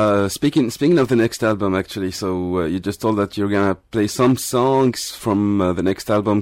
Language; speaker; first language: English; non-native, fluent; Arabic